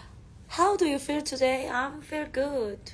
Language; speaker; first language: English; non-native, learner; Korean